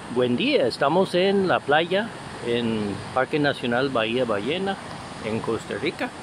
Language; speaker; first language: Spanish; non-native, fluent; English